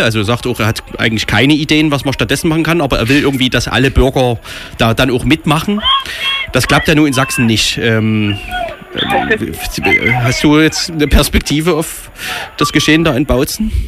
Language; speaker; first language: German; native; German